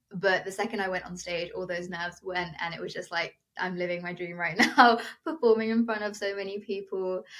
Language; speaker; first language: English; non-native, local second language; Telugu